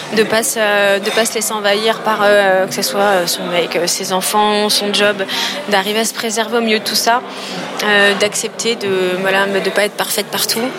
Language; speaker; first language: French; native; French